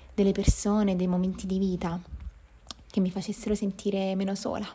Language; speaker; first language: Italian; native; Italian